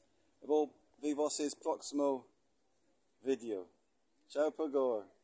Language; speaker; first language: Portuguese; non-native, learner; English